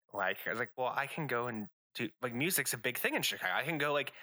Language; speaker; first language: English; native; English